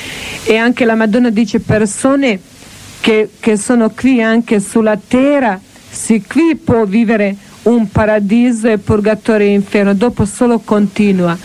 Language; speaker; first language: Italian; non-native, learner; Croatian